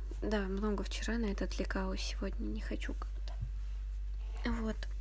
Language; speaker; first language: Russian; native; Russian